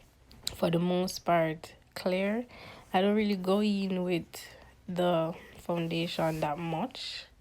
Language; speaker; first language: English; native; English